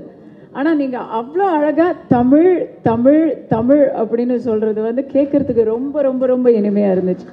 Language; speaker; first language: Tamil; native; Tamil